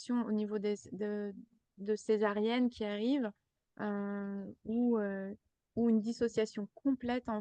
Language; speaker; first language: French; native; French